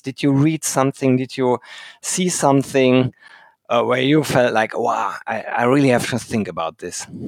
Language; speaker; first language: English; non-native, fluent; German